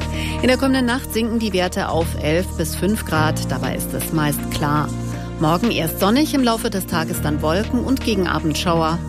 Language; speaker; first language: German; native; German